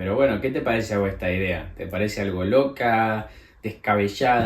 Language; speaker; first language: Spanish; native; Spanish